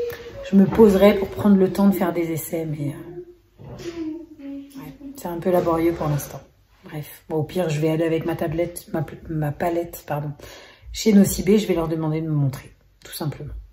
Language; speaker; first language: French; native; French